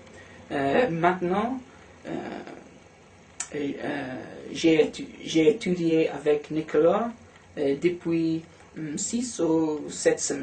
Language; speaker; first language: French; non-native, learner; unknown